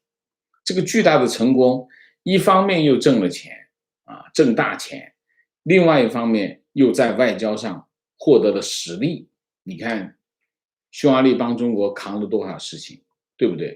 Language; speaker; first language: Chinese; native; Chinese